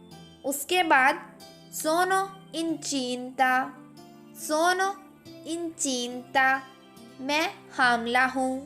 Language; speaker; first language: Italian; non-native, fluent; Urdu